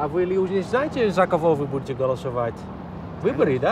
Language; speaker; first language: Russian; non-native, learner; Dutch